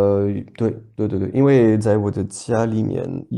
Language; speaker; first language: Chinese; non-native, learner; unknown